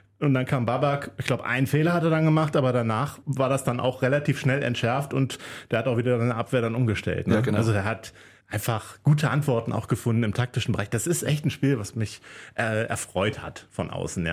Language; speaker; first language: German; native; German